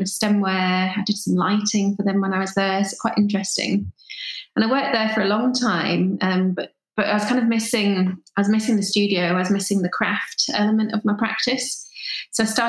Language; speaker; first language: English; native; English